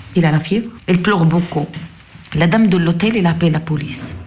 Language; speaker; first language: French; non-native, local second language; Arabic